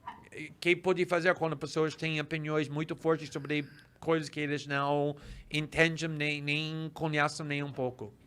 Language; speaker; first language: Portuguese; non-native, fluent; English